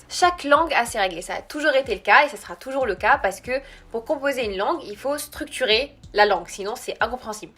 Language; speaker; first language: French; early bilingual, other home language; Arabic